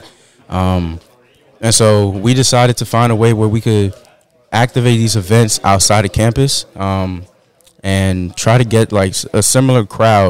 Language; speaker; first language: English; native; English